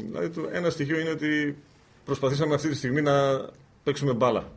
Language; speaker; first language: German; non-native, fluent; Greek